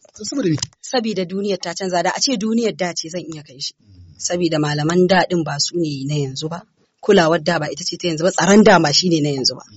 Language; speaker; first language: Hausa; native; Hausa